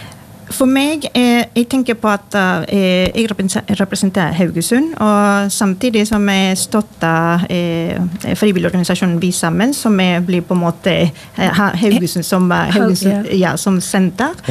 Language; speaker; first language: Norwegian; non-native, fluent; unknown